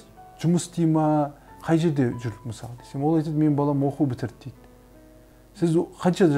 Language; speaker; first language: Kazakh; native; Kazakh